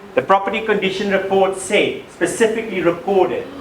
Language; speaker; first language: English; non-native, local second language; Afrikaans